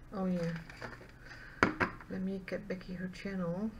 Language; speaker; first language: English; non-native, fluent; Dutch